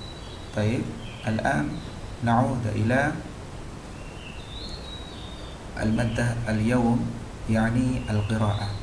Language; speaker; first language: Arabic; non-native, fluent; Indonesian